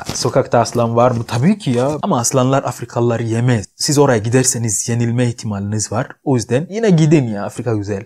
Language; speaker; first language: Turkish; non-native, fluent; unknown